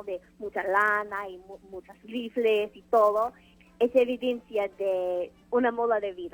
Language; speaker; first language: Spanish; non-native, fluent; English